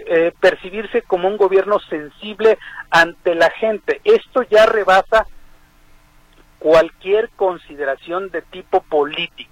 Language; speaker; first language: Spanish; native; Spanish